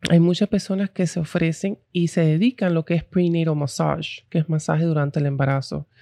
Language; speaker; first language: Spanish; early bilingual, heritage; Spanish